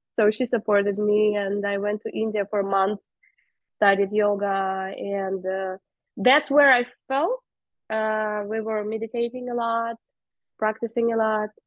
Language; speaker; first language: English; non-native, fluent; Russian